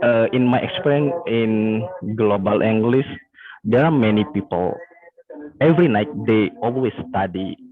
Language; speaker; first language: English; non-native, learner; Indonesian